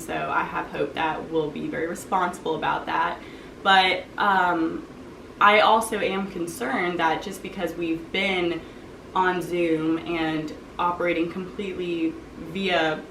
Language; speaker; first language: English; native; English